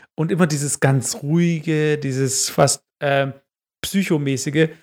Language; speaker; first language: German; early bilingual, other home language; Turkish